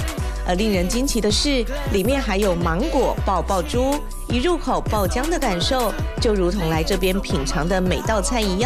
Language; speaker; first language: Chinese; native; Chinese